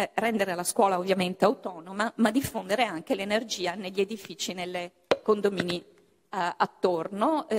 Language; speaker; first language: Italian; native; Italian